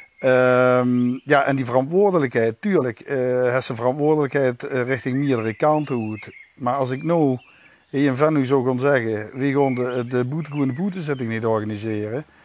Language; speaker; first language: Dutch; native; Dutch